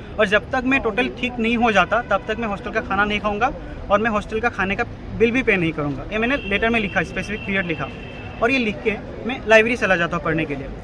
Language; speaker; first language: Hindi; non-native, local second language; Assamese